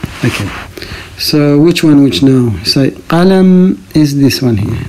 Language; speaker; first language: English; non-native, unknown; Arabic